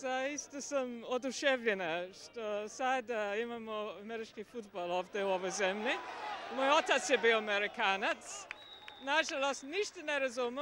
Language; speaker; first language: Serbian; non-native, fluent; English